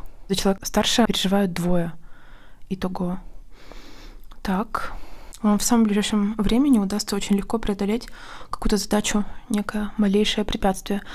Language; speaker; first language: Russian; native; Russian